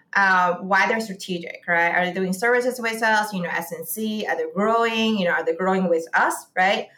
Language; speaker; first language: English; non-native, fluent; Chinese